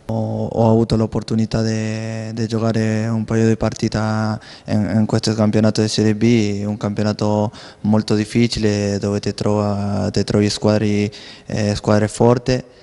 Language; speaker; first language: Italian; non-native, learner; Spanish